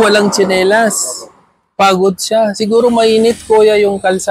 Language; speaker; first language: Filipino; non-native, learner; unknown